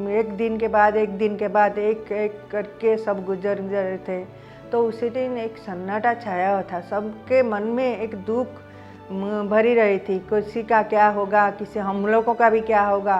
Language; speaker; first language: Hindi; non-native, local second language; Odia